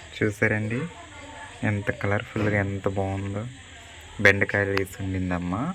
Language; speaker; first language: Telugu; native; Telugu